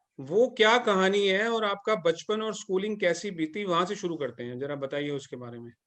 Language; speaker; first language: Hindi; native; Hindi